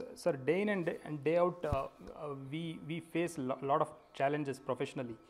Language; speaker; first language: English; non-native, local second language; Kannada